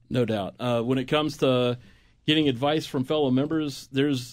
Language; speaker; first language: English; native; English